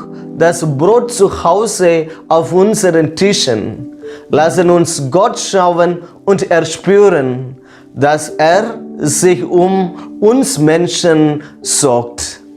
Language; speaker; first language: German; non-native, fluent; Malayalam